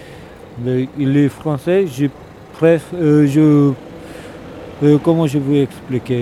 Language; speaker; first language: French; non-native, learner; Romanian